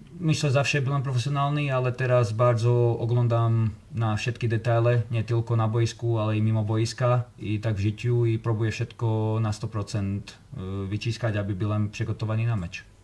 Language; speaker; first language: Polish; non-native, learner; Slovak